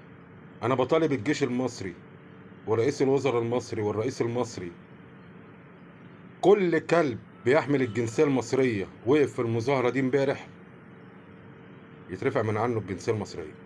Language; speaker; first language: Arabic; native; Arabic